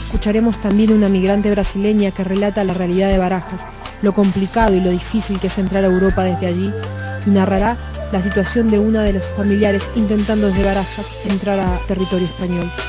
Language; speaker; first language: Spanish; native; Spanish